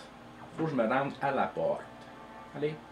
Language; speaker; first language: French; native; French